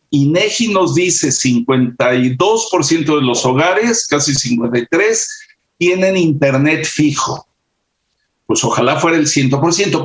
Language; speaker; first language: Spanish; native; Spanish